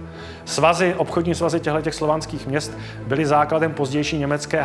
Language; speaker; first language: Czech; native; Czech